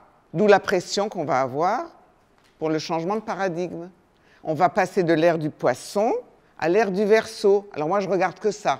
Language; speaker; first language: French; native; French